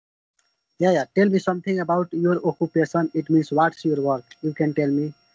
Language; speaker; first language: English; non-native, learner; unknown